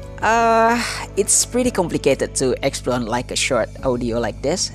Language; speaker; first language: English; non-native, learner; Indonesian